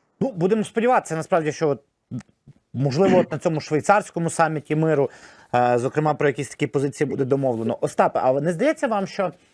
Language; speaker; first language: Ukrainian; native; Ukrainian